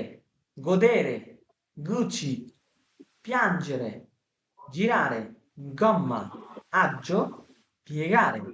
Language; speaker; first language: Italian; non-native, fluent; Bangla